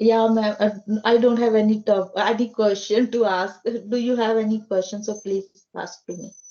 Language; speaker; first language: English; non-native, learner; Hindi